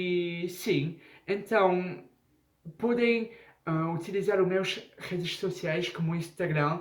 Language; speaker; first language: Portuguese; non-native, learner; French